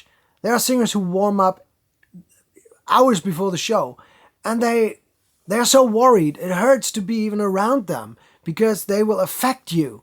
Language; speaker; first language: English; non-native, fluent; German